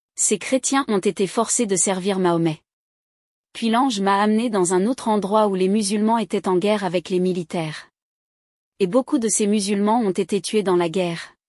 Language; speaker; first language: French; non-native, local second language; Rundi